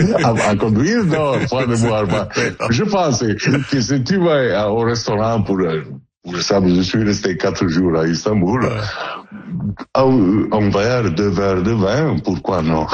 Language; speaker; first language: French; non-native, learner; Italian